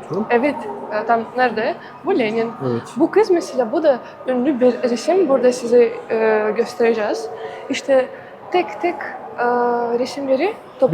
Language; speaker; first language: Turkish; non-native, fluent; Russian